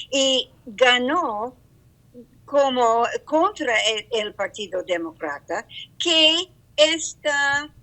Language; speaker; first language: Spanish; non-native, learner; English